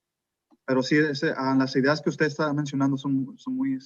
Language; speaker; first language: Spanish; early bilingual, heritage; Spanish